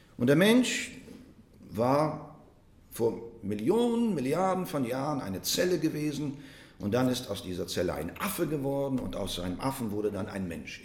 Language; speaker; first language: German; non-native, fluent; Russian